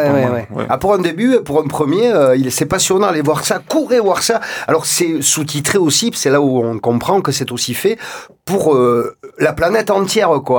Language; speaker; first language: French; native; French